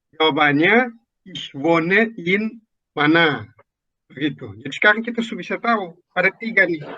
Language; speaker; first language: Indonesian; native; Indonesian